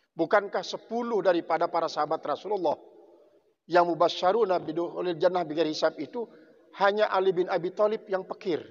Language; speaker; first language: Indonesian; non-native, local second language; Sasak